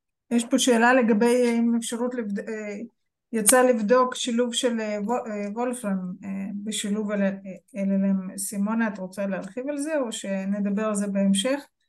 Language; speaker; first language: Hebrew; native; Hebrew